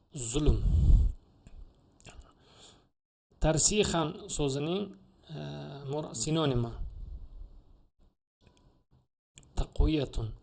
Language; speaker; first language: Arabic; non-native, fluent; Uzbek